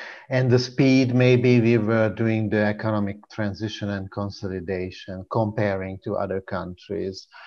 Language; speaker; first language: English; non-native, fluent; Hungarian